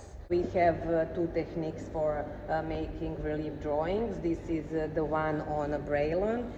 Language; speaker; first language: English; non-native, fluent; Serbian